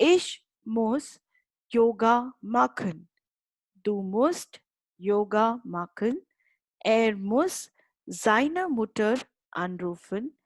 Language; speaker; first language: German; non-native, fluent; Hindi